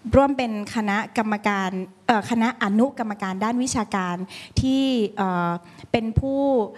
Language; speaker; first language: Thai; native; Thai